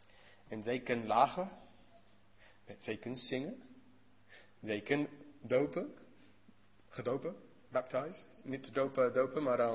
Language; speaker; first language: Dutch; non-native, learner; English